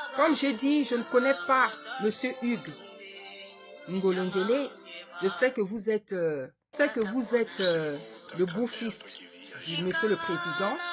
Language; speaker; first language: French; non-native, local second language; Lingala